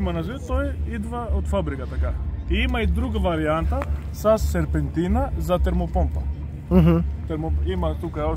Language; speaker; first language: Bulgarian; non-native, learner; Greek